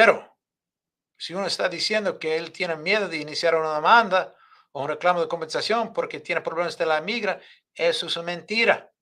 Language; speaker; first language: Spanish; non-native, fluent; English